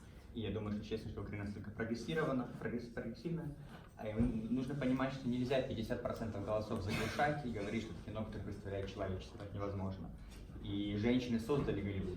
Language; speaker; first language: Russian; native; Russian